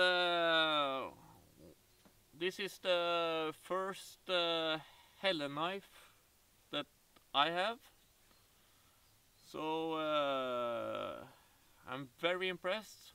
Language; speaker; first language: English; non-native, fluent; Norwegian